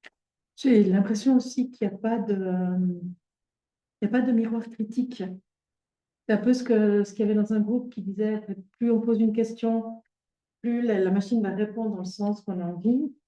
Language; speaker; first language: French; native; French